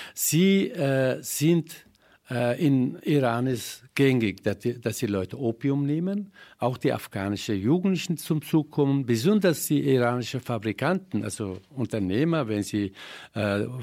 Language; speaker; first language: German; non-native, fluent; Persian